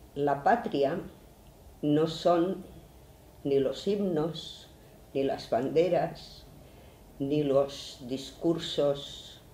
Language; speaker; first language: Spanish; native; Spanish